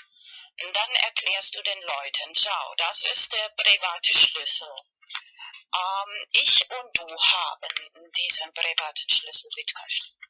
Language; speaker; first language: German; non-native, learner; Spanish